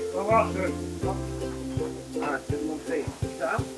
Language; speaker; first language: French; native; French